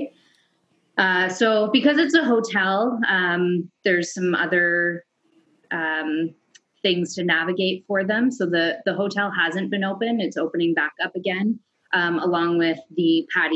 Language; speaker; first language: English; native; English